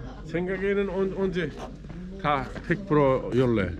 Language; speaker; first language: Korean; non-native, learner; Uzbek